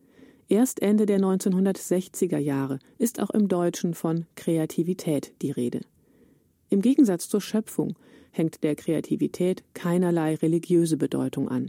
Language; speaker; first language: German; native; German